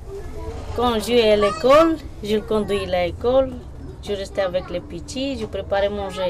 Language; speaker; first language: French; non-native, learner; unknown